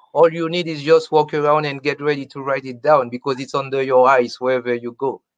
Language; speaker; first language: English; non-native, fluent; Haitian Creole